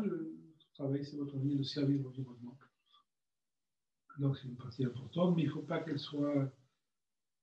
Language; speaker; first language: French; native; French